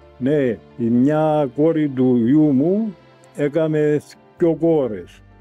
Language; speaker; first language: Greek; native; Greek